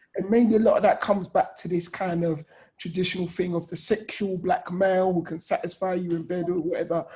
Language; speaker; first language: English; native; English